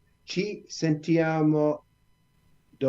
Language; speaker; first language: Italian; non-native, learner; English